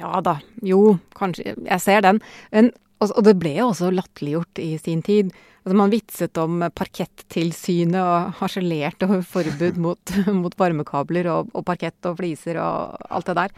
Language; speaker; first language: Norwegian; native; Norwegian